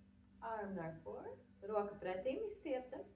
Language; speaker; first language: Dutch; non-native, fluent; Latvian